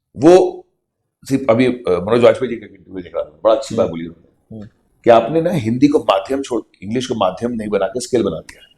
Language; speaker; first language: Hindi; non-native, local second language; Punjabi